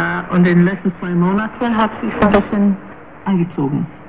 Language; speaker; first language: German; native; German